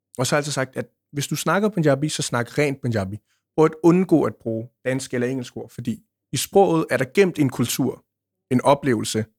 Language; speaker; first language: Danish; early bilingual, other home language; Punjabi